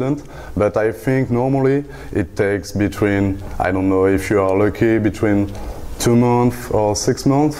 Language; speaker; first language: English; non-native, fluent; French